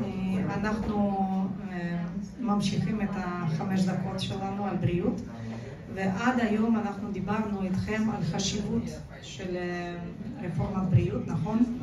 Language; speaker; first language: Hebrew; non-native, fluent; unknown